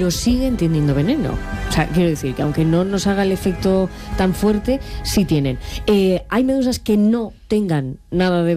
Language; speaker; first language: Spanish; native; Spanish